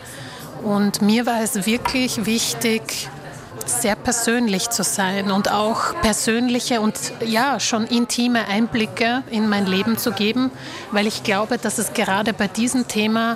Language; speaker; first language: German; early bilingual, other home language; Slovak